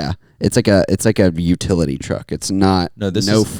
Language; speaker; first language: English; native; English